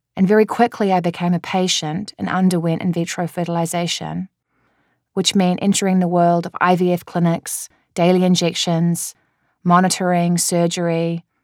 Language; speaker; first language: English; native; English